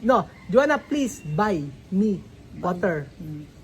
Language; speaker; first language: English; non-native, learner; Filipino